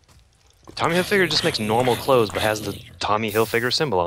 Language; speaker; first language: English; native; English